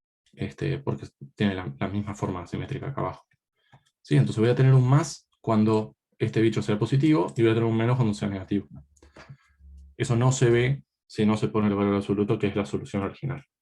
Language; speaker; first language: Spanish; native; Spanish